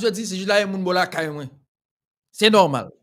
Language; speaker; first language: French; non-native, local second language; Haitian Creole